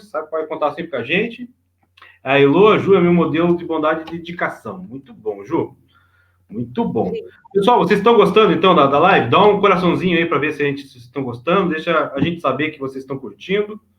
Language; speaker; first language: Portuguese; native; Portuguese